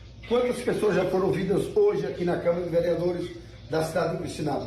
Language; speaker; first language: Portuguese; native; Portuguese